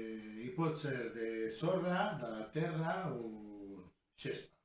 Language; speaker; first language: Catalan; non-native, learner; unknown